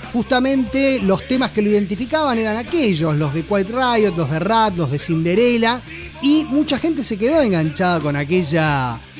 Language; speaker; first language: Spanish; native; Spanish